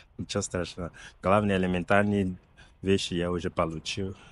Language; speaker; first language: Russian; non-native, learner; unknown